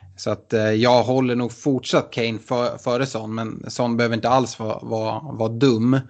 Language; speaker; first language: Swedish; native; Swedish